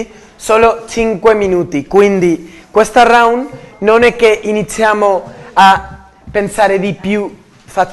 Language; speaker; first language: Italian; non-native, learner; Spanish